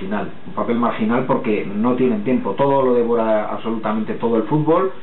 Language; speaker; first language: Spanish; native; Spanish